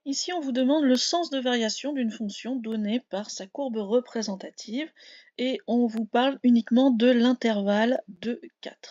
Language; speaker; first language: French; native; French